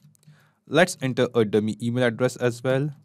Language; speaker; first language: English; non-native, local second language; Hindi